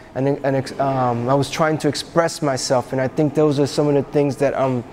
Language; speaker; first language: English; native; English